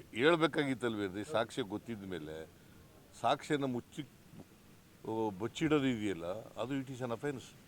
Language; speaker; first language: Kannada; native; Kannada